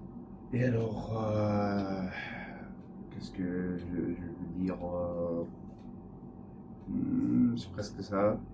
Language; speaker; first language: French; non-native, learner; English